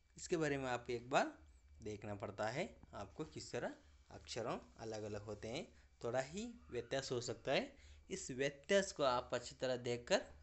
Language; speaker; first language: Hindi; non-native, local second language; Kannada